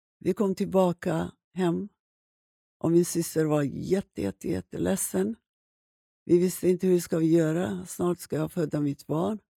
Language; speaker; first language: Swedish; non-native, fluent; Persian